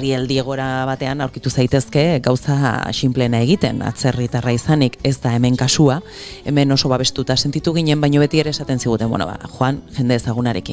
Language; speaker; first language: Basque; native; Basque